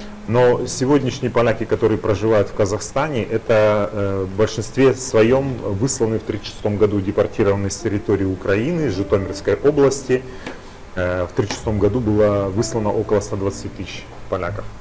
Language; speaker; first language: Russian; native; Russian